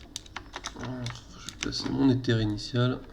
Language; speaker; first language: French; native; French